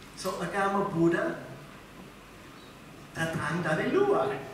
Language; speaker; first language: Indonesian; non-native, learner; English